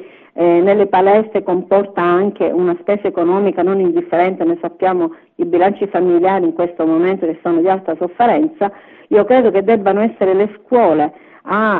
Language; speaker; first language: Italian; native; Italian